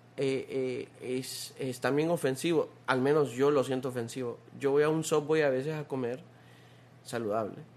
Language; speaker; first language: Spanish; native; Spanish